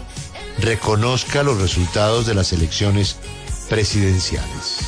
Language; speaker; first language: Spanish; native; Spanish